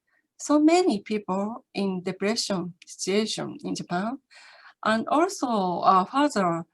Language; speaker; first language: English; non-native, learner; Japanese